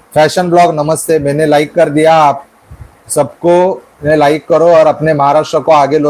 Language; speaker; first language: Hindi; non-native, local second language; Marathi